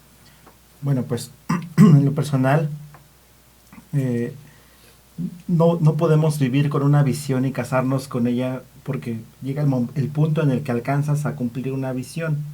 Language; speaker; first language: Spanish; native; Spanish